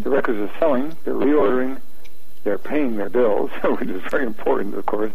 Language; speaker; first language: English; native; English